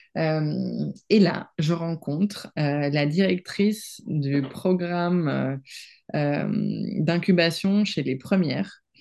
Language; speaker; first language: French; non-native, fluent; Spanish